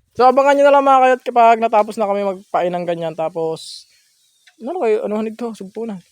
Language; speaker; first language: Filipino; non-native, local second language; Masbatenyo